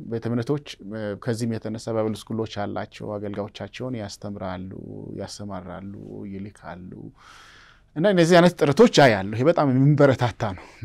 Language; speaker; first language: Amharic; non-native, local second language; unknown